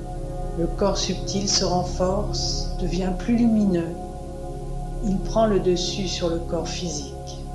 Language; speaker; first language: French; native; French